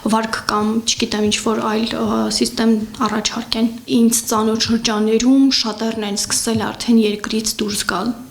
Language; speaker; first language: Armenian; native; Armenian